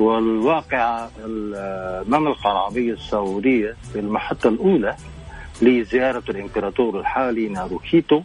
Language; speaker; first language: Arabic; non-native, fluent; Japanese